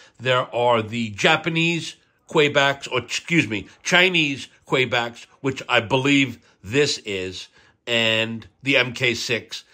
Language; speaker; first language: English; native; English